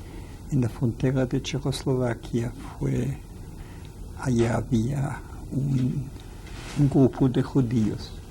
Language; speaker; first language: Spanish; non-native, fluent; Yiddish